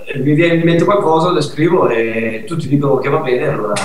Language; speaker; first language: Italian; native; Italian